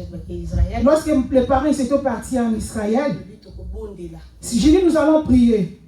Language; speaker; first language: French; non-native, local second language; Lingala